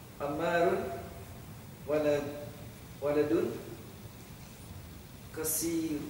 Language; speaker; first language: Arabic; non-native, fluent; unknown